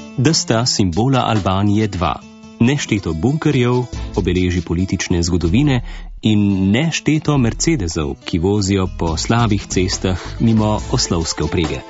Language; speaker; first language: Slovenian; native; Slovenian